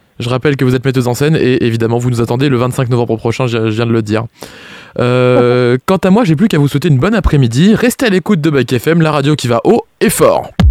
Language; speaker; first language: French; native; French